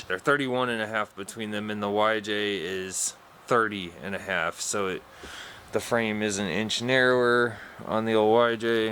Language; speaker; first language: English; native; English